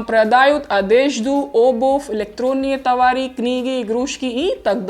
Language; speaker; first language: Russian; non-native, fluent; Hindi